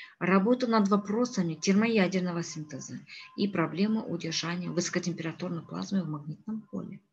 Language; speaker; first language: Russian; non-native, local second language; Kazakh